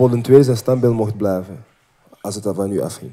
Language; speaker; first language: Dutch; early bilingual, other home language; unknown